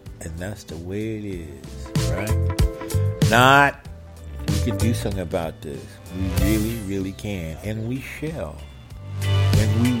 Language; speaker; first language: English; native; English